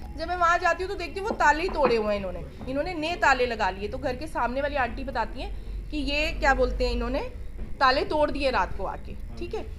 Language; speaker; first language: Hindi; non-native, local second language; Punjabi